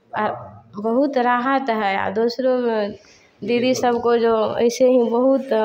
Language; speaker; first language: Hindi; native; Hindi